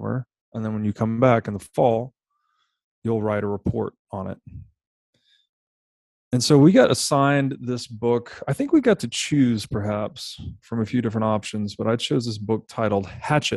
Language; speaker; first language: English; native; English